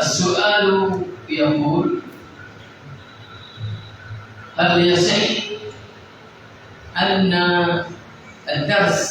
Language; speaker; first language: Arabic; non-native, fluent; Indonesian